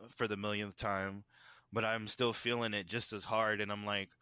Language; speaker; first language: English; native; English